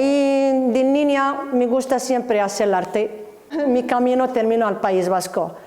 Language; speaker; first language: Spanish; non-native, learner; Arabic